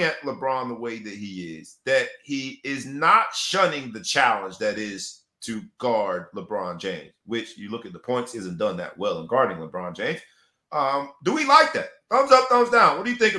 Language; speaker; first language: English; native; English